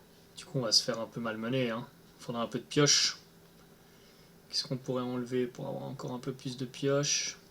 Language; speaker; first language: French; native; French